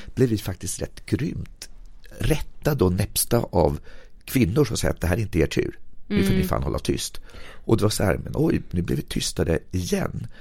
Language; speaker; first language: Swedish; native; Swedish